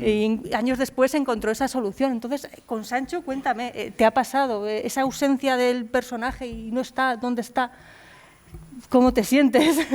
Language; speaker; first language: Spanish; native; Spanish